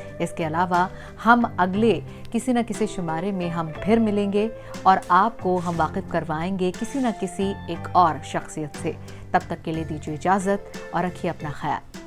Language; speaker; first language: Urdu; native; Urdu